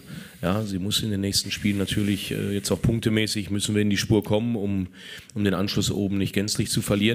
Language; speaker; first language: German; native; German